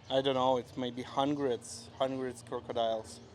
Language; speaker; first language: English; non-native, learner; Russian